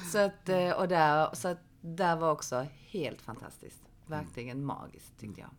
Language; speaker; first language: Swedish; early bilingual, other home language; Korean